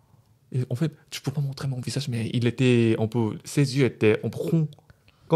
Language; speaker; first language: French; non-native, learner; Korean